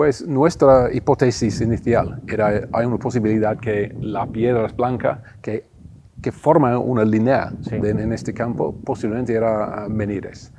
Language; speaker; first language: Spanish; non-native, fluent; English